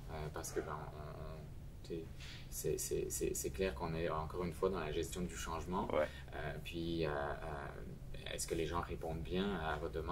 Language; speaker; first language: French; native; French